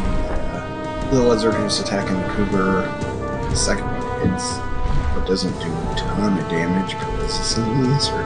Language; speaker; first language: English; native; English